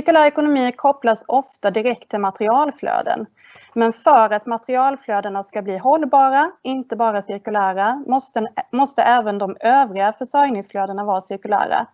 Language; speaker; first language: Swedish; native; Swedish